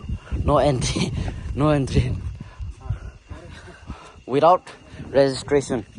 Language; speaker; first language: Hindi; non-native, local second language; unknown